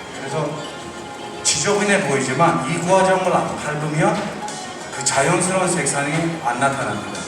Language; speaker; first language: Korean; non-native, fluent; Turkish